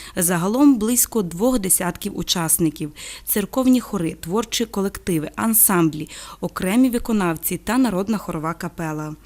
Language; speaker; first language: Ukrainian; native; Ukrainian